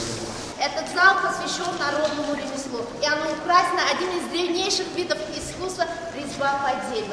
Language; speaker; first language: Russian; non-native, local second language; Tajik